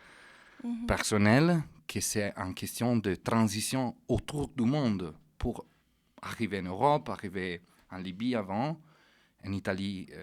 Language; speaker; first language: French; non-native, fluent; Italian